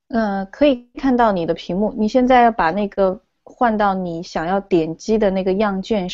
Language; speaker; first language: Chinese; native; Chinese